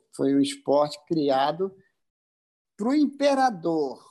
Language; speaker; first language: Portuguese; native; Portuguese